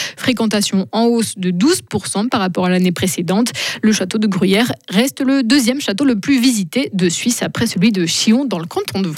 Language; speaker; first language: French; native; French